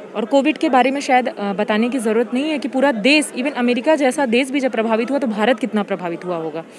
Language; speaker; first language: Hindi; native; Hindi